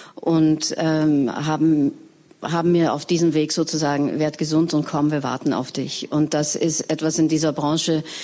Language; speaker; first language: German; native; German